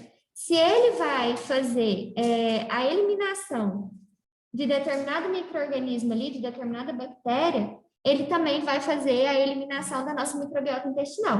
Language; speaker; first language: Portuguese; native; Portuguese